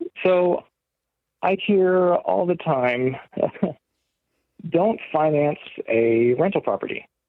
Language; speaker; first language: English; native; English